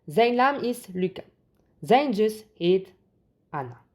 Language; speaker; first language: Dutch; non-native, fluent; French